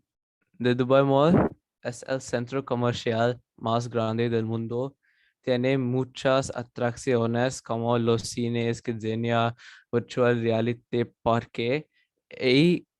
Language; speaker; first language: Spanish; non-native, learner; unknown